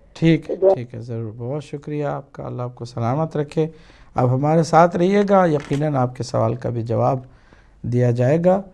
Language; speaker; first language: Urdu; native; Urdu